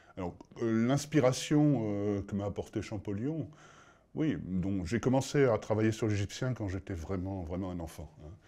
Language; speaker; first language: French; native; French